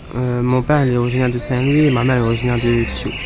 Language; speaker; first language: French; native; French